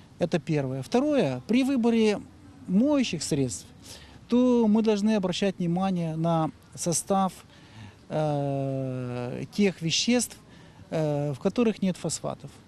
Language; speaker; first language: Russian; native; Russian